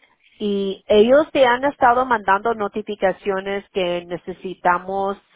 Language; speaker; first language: Spanish; early bilingual, heritage; Spanish